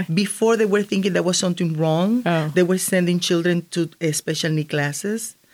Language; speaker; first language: English; non-native, fluent; Spanish